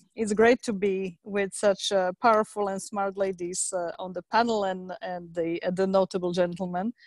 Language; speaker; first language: English; non-native, fluent; Slovak